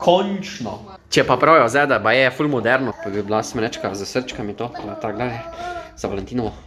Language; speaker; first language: Slovenian; native; Slovenian